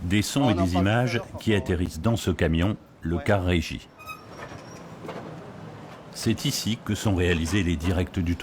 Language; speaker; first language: French; native; French